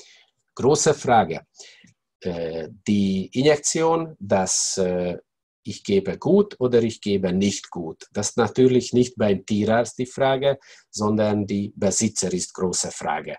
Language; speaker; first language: German; non-native, learner; Hungarian